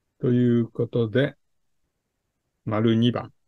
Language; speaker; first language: Japanese; native; Japanese